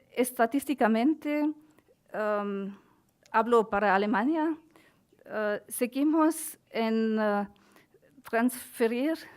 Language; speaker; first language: Spanish; non-native, fluent; German